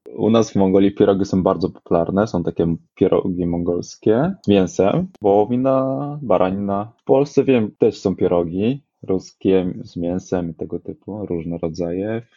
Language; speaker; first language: Polish; early bilingual, other home language; Mongolian